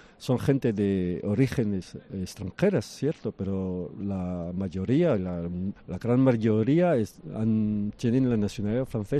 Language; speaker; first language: Spanish; early bilingual, heritage; French